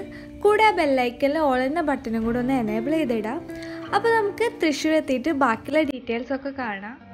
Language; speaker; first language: Malayalam; native; Malayalam